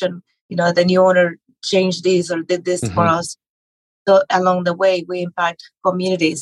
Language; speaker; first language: English; non-native, fluent; Spanish